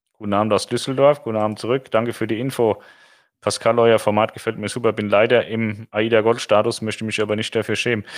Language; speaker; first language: German; native; German